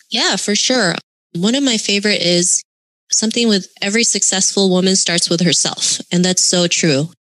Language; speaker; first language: English; early bilingual, other home language; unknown